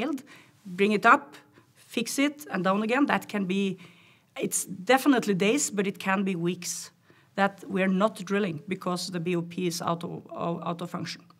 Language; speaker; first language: English; non-native, fluent; Norwegian